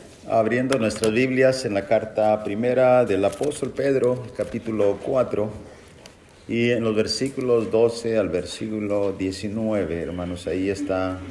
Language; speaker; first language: Spanish; native; Spanish